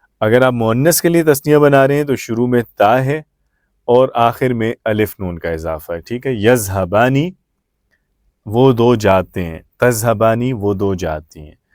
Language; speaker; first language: Urdu; native; Urdu